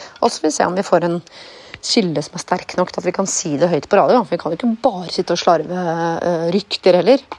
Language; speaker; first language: Norwegian; native; Norwegian